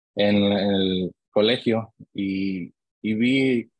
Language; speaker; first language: Spanish; early bilingual, heritage; Spanish